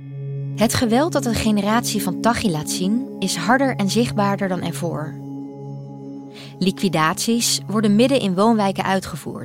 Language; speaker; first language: Dutch; native; Dutch